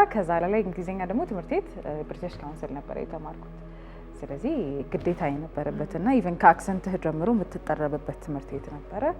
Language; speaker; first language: Amharic; early bilingual, heritage; Arabic